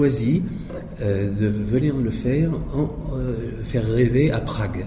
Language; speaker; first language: French; native; French